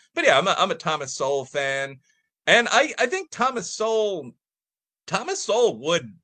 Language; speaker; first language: English; native; English